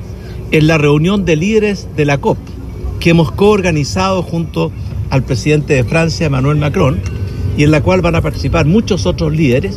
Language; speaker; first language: Spanish; native; Spanish